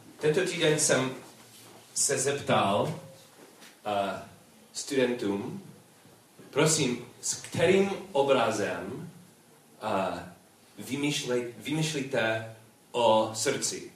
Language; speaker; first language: Czech; non-native, learner; English